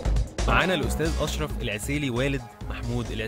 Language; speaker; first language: Arabic; native; Arabic